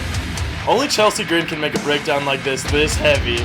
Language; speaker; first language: English; native; English